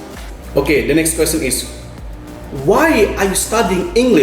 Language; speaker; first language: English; non-native, fluent; Indonesian